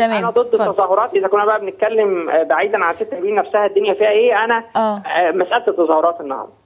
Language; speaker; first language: Arabic; native; Arabic